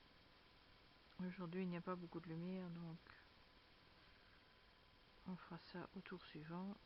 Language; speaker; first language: French; native; French